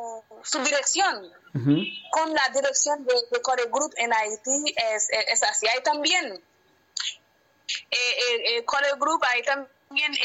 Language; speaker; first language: Spanish; non-native, learner; Haitian Creole